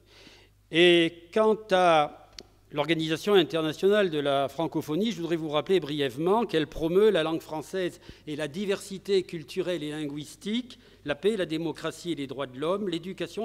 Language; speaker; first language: French; native; French